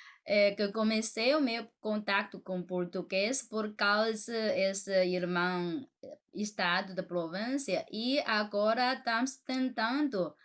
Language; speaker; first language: Portuguese; non-native, fluent; Chinese